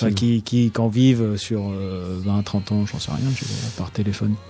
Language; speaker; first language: French; native; French